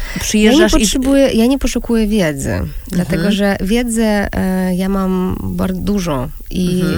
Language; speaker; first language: Polish; non-native, fluent; Russian